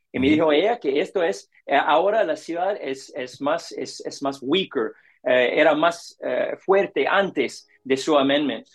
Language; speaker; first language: Spanish; non-native, learner; English